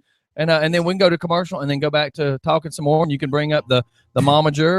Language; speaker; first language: English; native; English